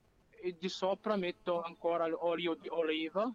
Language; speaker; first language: Italian; non-native, learner; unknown